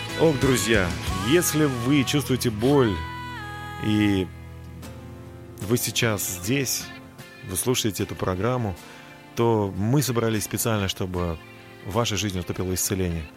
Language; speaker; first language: Russian; native; Russian